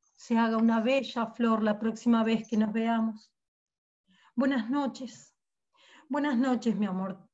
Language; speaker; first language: Spanish; native; Spanish